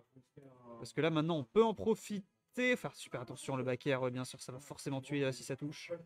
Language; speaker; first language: French; native; French